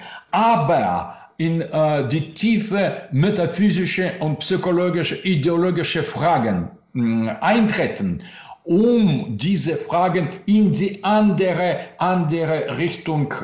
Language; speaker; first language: German; non-native, learner; Russian